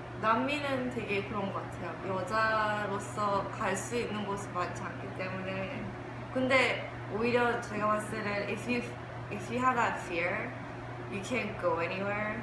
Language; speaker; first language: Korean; early bilingual, heritage; Korean